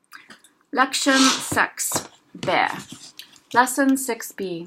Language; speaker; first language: Norwegian; non-native, learner; English